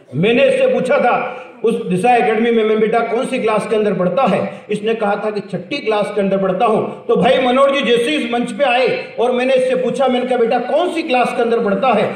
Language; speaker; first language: Hindi; native; Hindi